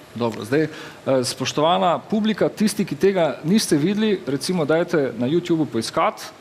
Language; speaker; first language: Slovenian; native; Slovenian